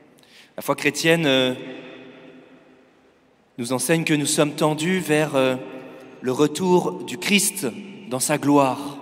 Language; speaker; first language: French; native; French